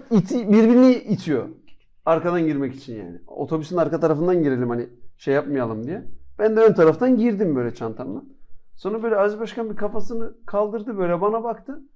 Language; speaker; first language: Turkish; native; Turkish